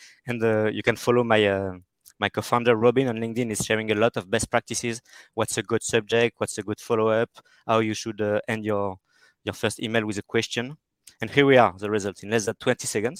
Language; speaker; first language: English; non-native, fluent; French